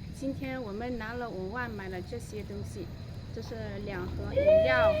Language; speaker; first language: Chinese; non-native, fluent; Vietnamese